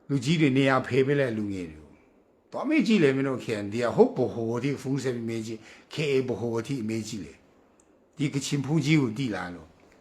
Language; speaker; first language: Burmese; non-native, local second language; Kachin